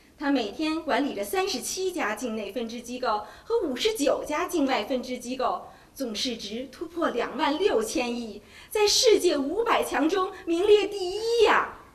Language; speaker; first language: Chinese; native; Chinese